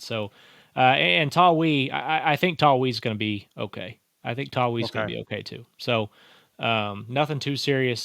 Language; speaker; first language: English; native; English